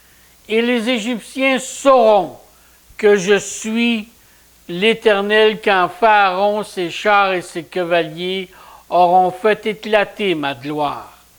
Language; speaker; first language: French; native; French